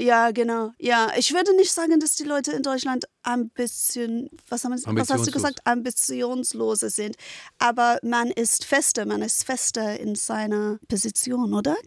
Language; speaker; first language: German; non-native, fluent; English